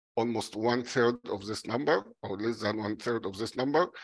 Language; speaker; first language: English; non-native, fluent; Arabic